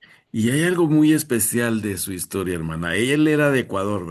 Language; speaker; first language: Spanish; native; Spanish